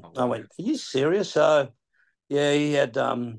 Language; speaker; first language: English; native; English